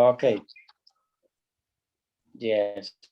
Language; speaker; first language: English; non-native, learner; Spanish